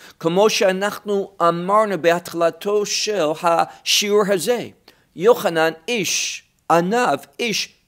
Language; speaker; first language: Hebrew; non-native, fluent; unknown